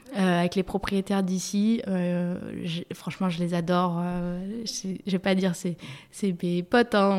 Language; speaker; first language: French; native; French